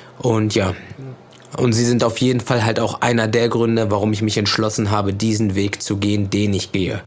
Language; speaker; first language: German; early bilingual, other home language; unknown